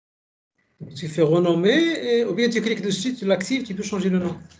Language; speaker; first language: French; native; French